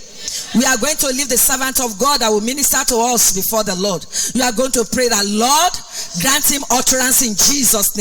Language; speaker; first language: English; non-native, local second language; Yoruba